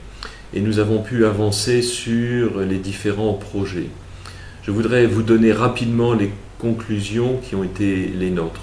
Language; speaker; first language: French; native; French